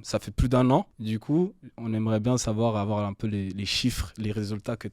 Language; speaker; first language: French; native; French